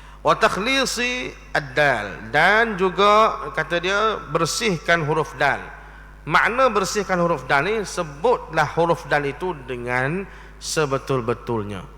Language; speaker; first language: Malay; native; Malay